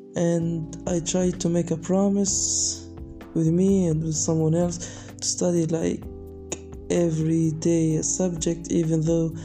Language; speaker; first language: English; non-native, learner; Arabic